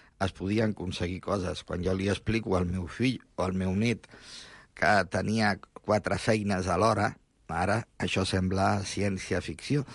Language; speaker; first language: Catalan; native; Catalan